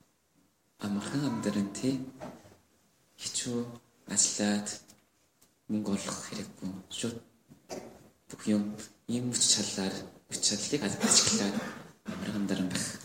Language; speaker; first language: Mongolian; non-native, learner; Korean